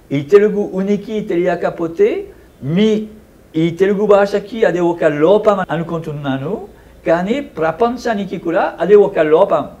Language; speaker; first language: Telugu; non-native, fluent; French